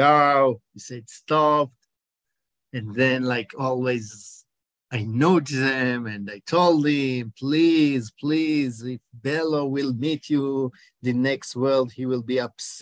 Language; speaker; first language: English; non-native, fluent; Hebrew